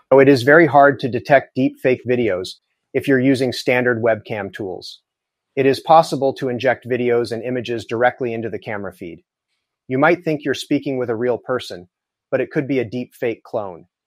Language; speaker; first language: English; native; English